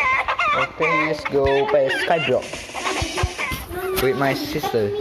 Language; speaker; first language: English; non-native, learner; Indonesian